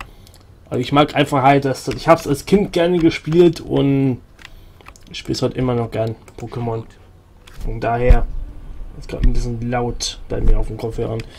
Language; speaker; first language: German; native; German